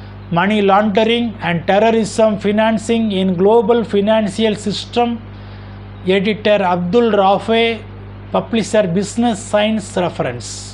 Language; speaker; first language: English; non-native, local second language; Tamil